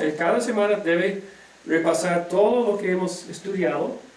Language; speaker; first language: Spanish; non-native, fluent; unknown